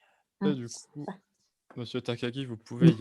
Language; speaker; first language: French; native; French